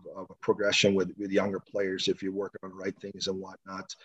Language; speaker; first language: English; non-native, fluent; Swedish